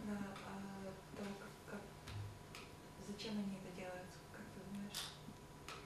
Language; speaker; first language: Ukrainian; non-native, local second language; Russian